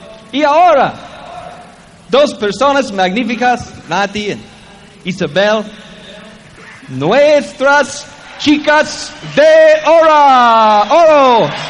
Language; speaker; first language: Spanish; non-native, learner; English